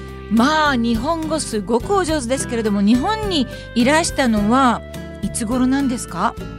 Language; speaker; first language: Japanese; native; Japanese